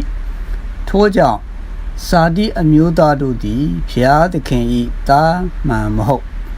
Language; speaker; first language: Burmese; non-native, local second language; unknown